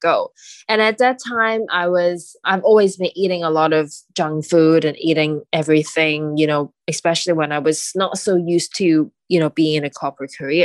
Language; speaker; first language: English; non-native, local second language; Cantonese